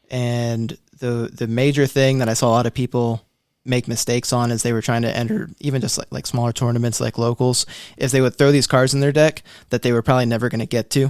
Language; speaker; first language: English; native; English